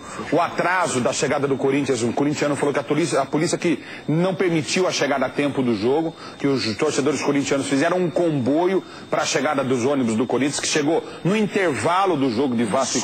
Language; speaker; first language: Portuguese; native; Portuguese